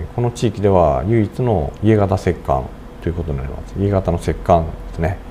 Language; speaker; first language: Japanese; native; Japanese